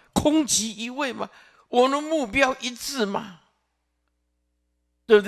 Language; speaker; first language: Chinese; non-native, local second language; Min Nan Chinese